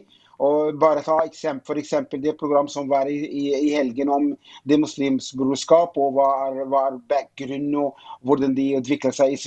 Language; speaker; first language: Norwegian; non-native, fluent; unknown